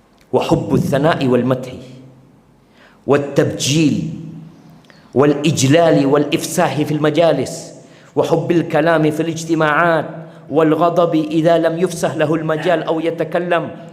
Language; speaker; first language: Arabic; non-native, fluent; Indonesian